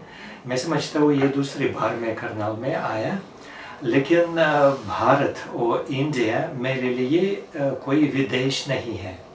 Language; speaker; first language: Hindi; non-native, fluent; Russian